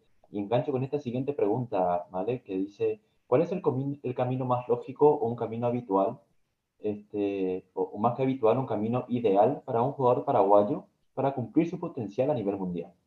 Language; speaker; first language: Spanish; native; Spanish